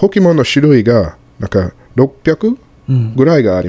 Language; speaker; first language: Japanese; non-native, fluent; English